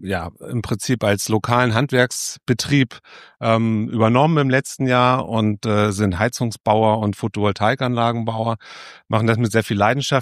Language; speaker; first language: German; native; German